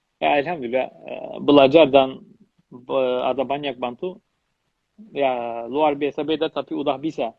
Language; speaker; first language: Indonesian; non-native, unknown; Turkish